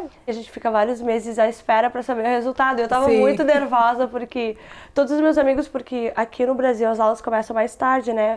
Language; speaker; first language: Portuguese; non-native, local second language; Kabuverdianu